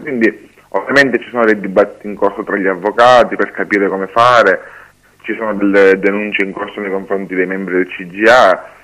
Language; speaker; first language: Italian; native; Italian